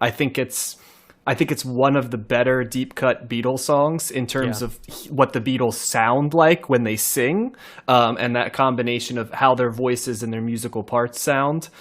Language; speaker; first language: English; native; English